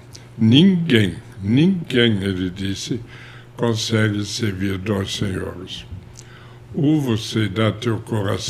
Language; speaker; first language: Portuguese; non-native, fluent; German